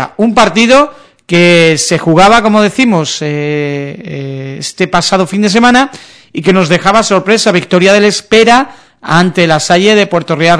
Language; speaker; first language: Spanish; native; Spanish